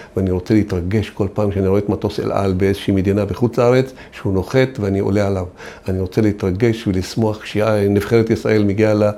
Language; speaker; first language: Hebrew; non-native, local second language; Arabic